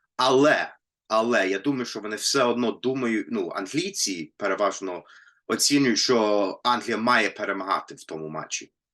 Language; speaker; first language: Ukrainian; non-native, fluent; English